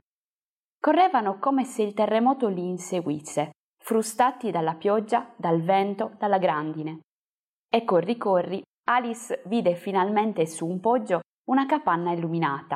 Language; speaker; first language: Italian; native; Italian